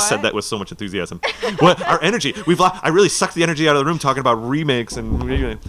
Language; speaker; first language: English; native; English